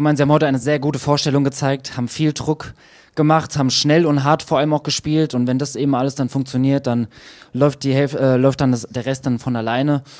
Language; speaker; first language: German; native; German